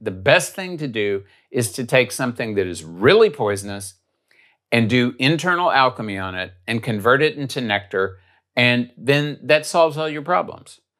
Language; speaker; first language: English; native; English